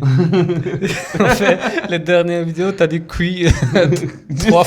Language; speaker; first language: French; non-native, fluent; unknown